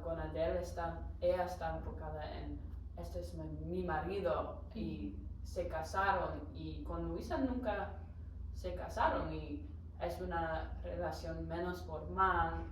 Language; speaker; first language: Spanish; non-native, learner; English